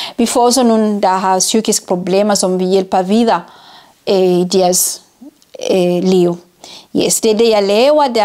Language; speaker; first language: Danish; non-native, fluent; Ganda